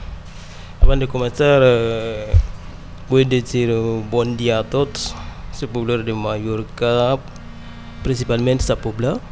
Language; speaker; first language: Catalan; non-native, learner; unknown